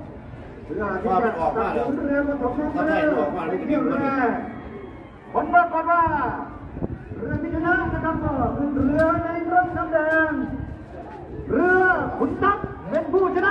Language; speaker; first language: Thai; non-native, local second language; Lao